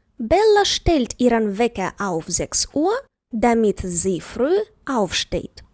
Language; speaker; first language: German; non-native, fluent; Ukrainian